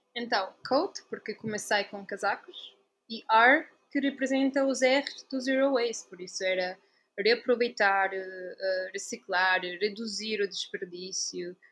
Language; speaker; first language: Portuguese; non-native, fluent; Italian